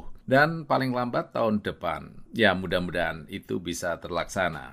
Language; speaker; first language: Indonesian; native; Indonesian